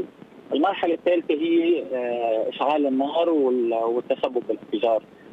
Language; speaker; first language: Arabic; native; Arabic